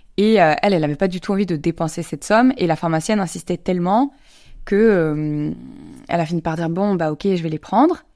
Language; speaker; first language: French; native; French